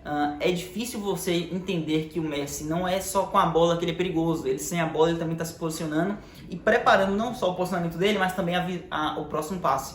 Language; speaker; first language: Portuguese; native; Portuguese